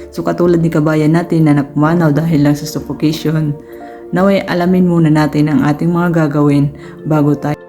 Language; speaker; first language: Filipino; native; Filipino